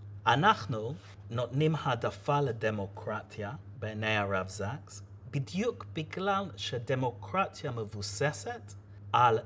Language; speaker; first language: Hebrew; non-native, fluent; English